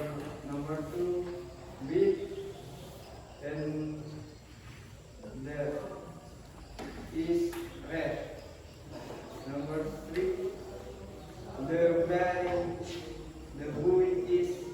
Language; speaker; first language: English; non-native, learner; Indonesian